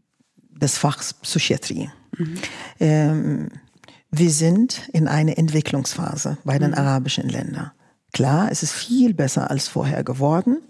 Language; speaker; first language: German; non-native, fluent; Arabic